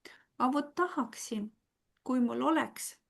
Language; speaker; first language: Estonian; non-native, fluent; Russian